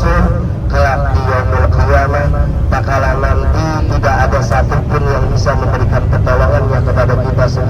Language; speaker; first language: Indonesian; native; Indonesian